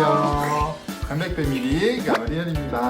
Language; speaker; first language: Korean; non-native, fluent; French